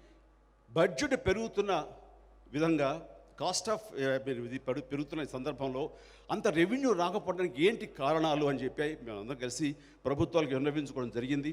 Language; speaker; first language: Telugu; native; Telugu